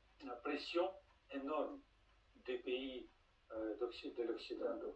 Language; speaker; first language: French; non-native, fluent; Russian